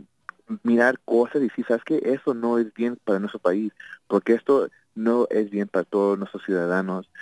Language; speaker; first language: Spanish; early bilingual, heritage; Spanish